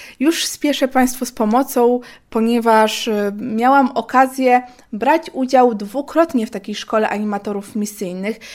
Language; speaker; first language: Polish; native; Polish